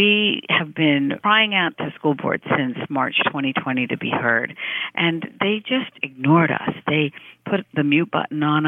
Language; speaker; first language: English; early bilingual, other home language; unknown